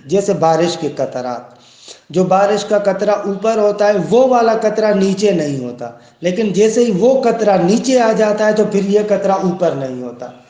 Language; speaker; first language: Urdu; native; Urdu